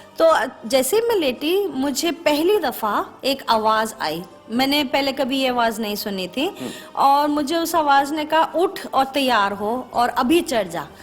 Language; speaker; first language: Urdu; native; Urdu